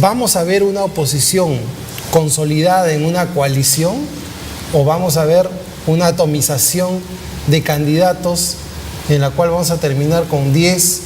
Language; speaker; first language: Spanish; native; Spanish